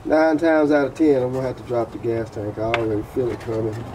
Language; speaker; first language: English; native; English